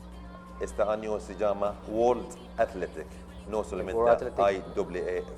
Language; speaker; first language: Spanish; non-native, learner; Arabic